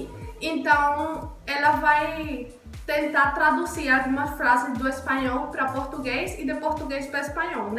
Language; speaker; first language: Portuguese; non-native, learner; Spanish